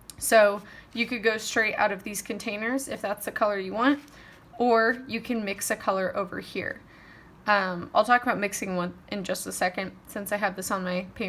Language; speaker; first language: English; native; English